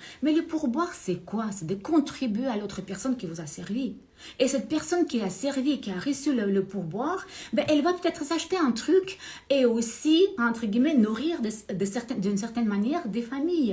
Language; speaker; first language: French; non-native, fluent; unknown